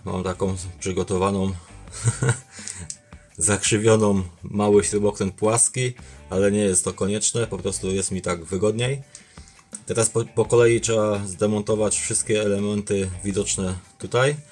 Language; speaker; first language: Polish; native; Polish